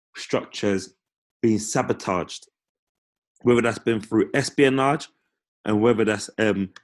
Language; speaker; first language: English; native; English